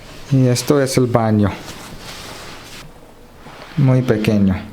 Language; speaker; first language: Spanish; non-native, learner; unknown